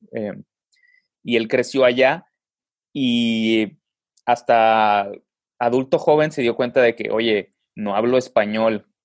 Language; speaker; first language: Spanish; native; Spanish